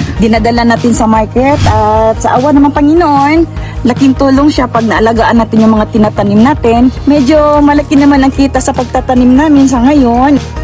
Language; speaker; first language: Filipino; non-native, local second language; Cebuano